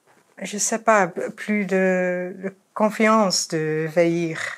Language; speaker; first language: French; non-native, fluent; Dutch